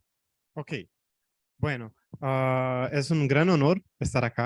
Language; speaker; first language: Spanish; non-native, fluent; Portuguese